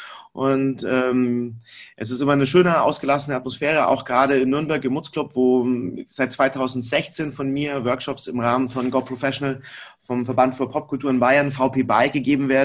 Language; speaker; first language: German; native; German